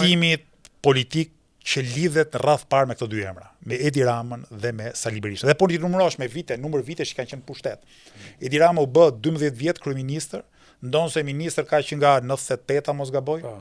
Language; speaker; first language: Albanian; native; Albanian